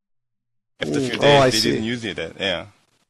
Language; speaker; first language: English; non-native, learner; Korean